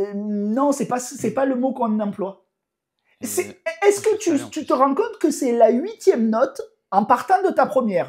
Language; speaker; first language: French; native; French